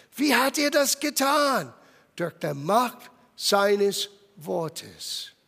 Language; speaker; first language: German; non-native, fluent; English